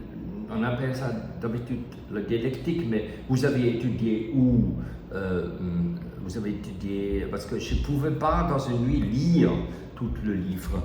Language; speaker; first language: French; non-native, learner; German